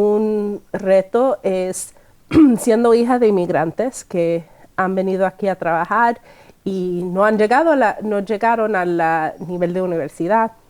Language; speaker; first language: Spanish; early bilingual, heritage; Spanish